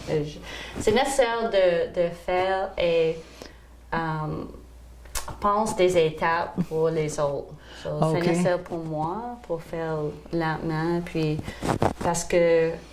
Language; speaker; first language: French; non-native, local second language; English